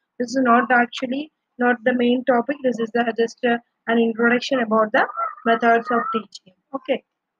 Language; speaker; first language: English; non-native, local second language; Malayalam